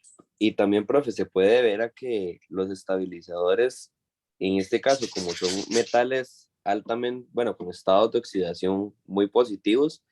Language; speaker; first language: Spanish; native; Spanish